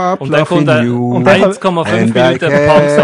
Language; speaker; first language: German; native; German